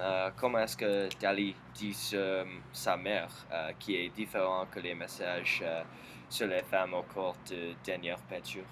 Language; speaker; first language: French; non-native, learner; English